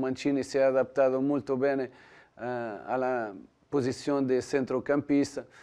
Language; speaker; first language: Italian; non-native, learner; Portuguese